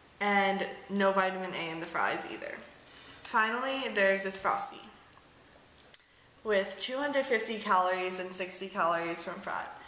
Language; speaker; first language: English; native; English